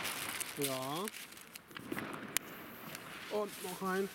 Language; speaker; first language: German; native; German